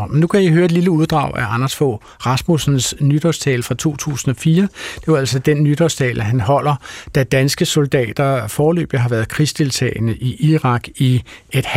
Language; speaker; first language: Danish; native; Danish